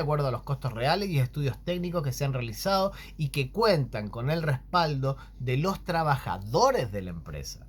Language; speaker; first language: Spanish; native; Spanish